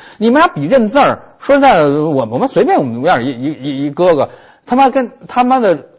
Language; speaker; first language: Chinese; native; Chinese